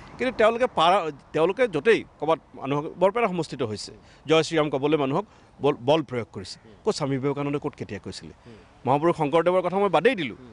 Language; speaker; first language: Assamese; native; Assamese